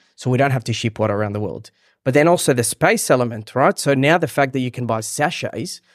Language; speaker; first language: English; early bilingual, other home language; Hebrew